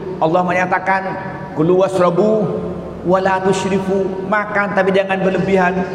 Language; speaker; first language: Indonesian; non-native, local second language; Madurese